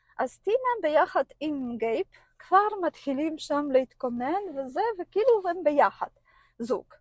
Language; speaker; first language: Hebrew; non-native, fluent; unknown